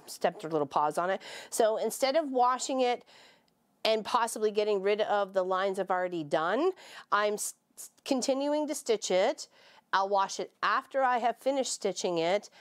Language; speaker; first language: English; native; English